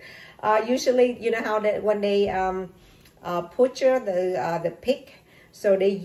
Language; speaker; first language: English; non-native, learner; Vietnamese